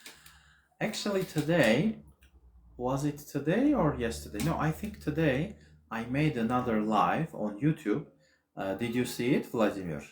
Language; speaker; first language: English; non-native, fluent; Armenian